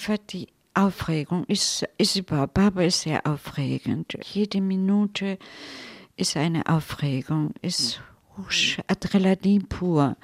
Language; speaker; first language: German; non-native, fluent; Italian